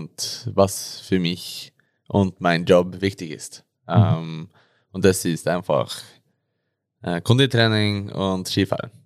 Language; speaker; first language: German; non-native, learner; Norwegian